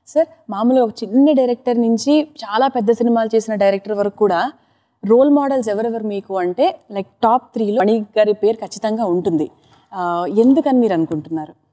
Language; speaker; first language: Telugu; native; Telugu